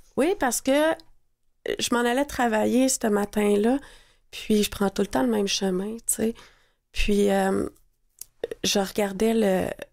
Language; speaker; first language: French; native; French